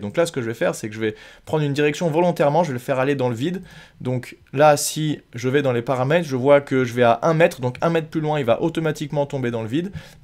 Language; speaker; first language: French; native; French